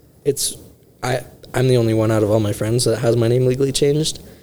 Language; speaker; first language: English; native; English